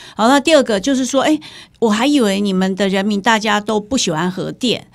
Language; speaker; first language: Chinese; native; Chinese